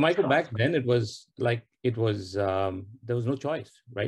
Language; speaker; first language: English; non-native, local second language; Tamil